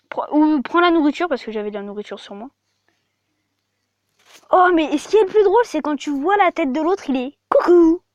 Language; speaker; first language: French; native; French